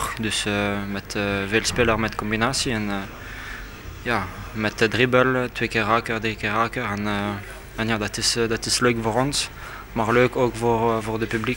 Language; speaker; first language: Dutch; non-native, learner; French